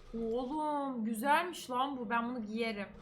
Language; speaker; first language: Turkish; native; Turkish